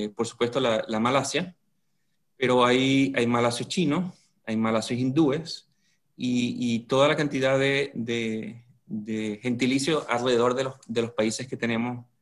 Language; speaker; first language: Spanish; native; Spanish